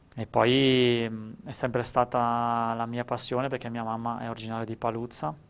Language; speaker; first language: Italian; native; Italian